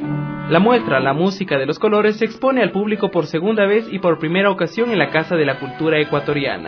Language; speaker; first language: Spanish; native; Spanish